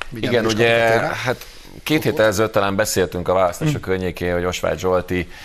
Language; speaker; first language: Hungarian; native; Hungarian